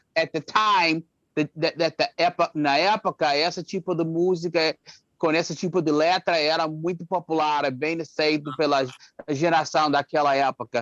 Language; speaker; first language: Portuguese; non-native, fluent; English